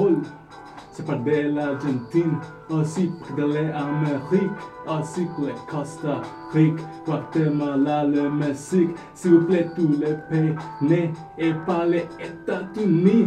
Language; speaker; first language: French; non-native, learner; Spanish